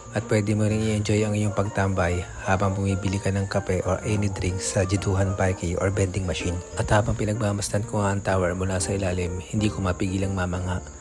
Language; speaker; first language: Filipino; native; Filipino